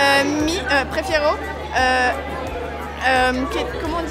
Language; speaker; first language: Spanish; non-native, learner; French